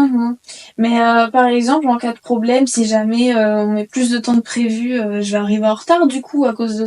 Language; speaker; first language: French; native; French